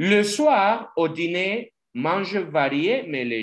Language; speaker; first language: French; non-native, learner; Spanish